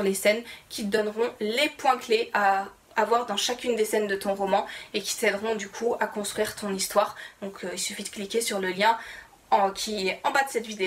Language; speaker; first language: French; native; French